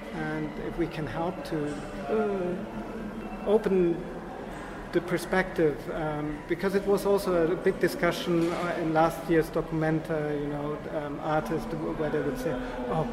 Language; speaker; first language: English; non-native, fluent; German